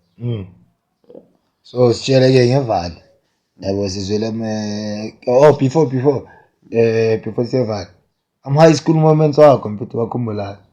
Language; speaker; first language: Zulu; native; Zulu